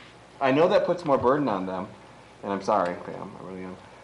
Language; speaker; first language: English; native; English